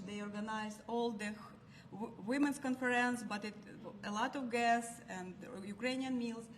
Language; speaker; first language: English; non-native, learner; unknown